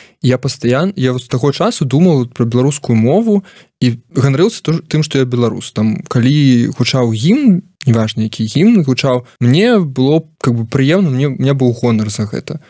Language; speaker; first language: Belarusian; non-native, local second language; Russian